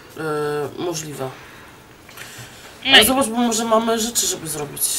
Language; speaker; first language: Polish; native; Polish